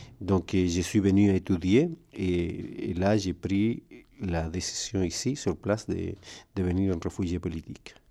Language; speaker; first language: French; non-native, fluent; Spanish